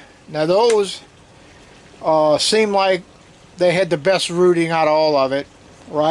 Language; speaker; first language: English; native; English